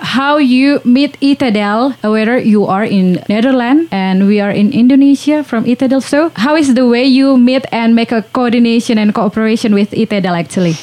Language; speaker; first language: English; non-native, learner; Indonesian